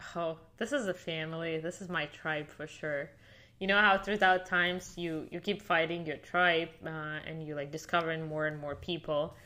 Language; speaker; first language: English; non-native, fluent; Russian